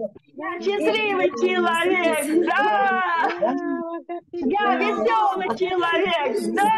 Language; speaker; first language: Russian; native; Russian